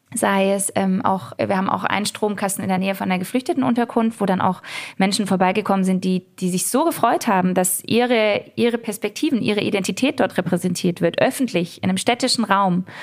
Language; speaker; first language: German; native; German